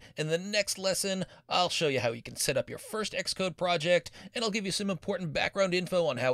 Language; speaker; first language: English; native; English